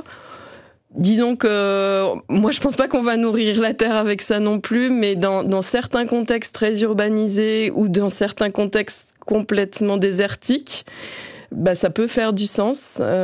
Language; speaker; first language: French; native; French